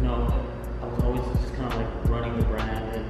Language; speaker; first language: English; native; English